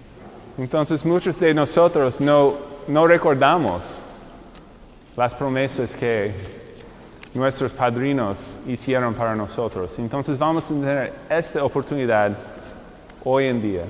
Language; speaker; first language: Spanish; non-native, fluent; English